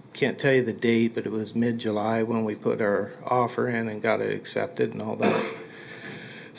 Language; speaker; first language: English; native; English